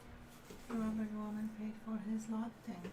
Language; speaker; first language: English; native; English